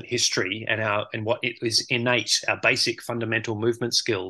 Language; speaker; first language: English; native; English